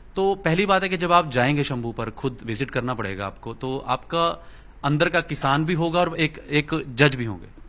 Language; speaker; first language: Hindi; non-native, local second language; Punjabi